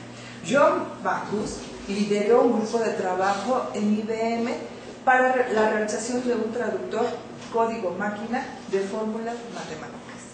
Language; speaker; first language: Spanish; native; Spanish